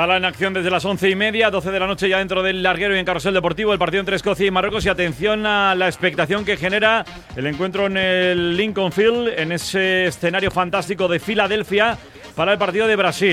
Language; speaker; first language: Spanish; native; Spanish